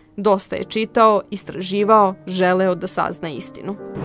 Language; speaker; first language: Serbian; native; Serbian